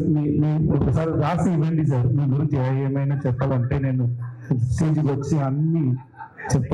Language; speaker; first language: Telugu; non-native, learner; Tamil